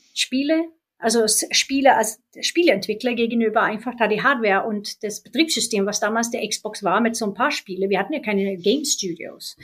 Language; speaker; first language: German; non-native, fluent; Swedish